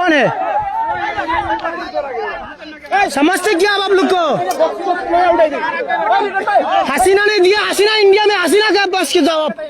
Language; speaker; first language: Hindi; non-native, learner; Bangla